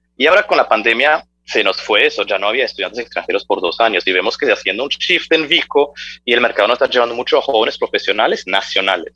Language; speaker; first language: Spanish; early bilingual, heritage; Spanish